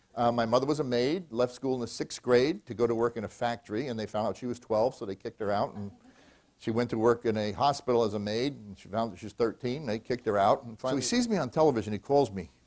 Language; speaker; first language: English; native; English